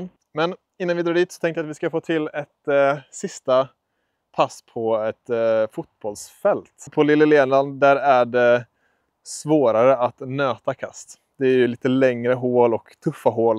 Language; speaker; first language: Swedish; native; Swedish